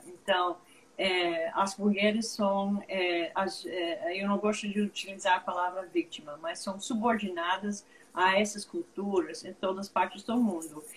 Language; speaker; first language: Portuguese; non-native, fluent; English